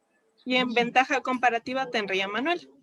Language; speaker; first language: Spanish; native; Spanish